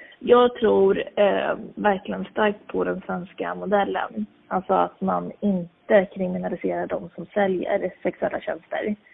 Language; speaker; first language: Swedish; native; Swedish